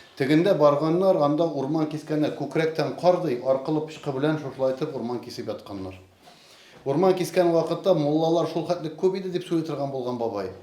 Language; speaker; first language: Tatar; native; Tatar